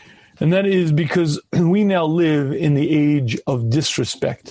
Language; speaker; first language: English; native; English